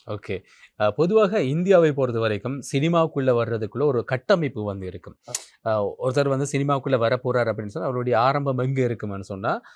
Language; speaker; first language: Tamil; native; Tamil